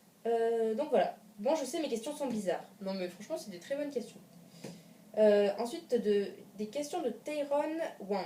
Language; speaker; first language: French; native; French